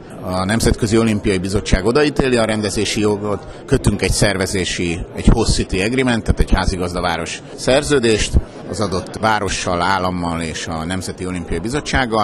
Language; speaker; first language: Hungarian; native; Hungarian